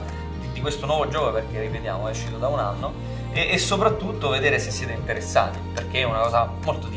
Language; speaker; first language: Italian; native; Italian